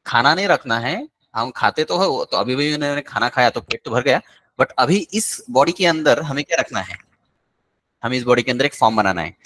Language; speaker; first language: Hindi; non-native, local second language; Marathi